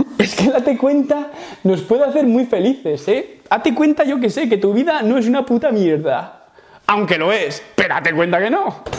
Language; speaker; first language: Spanish; native; Spanish